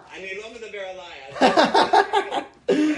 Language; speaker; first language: Hebrew; non-native, fluent; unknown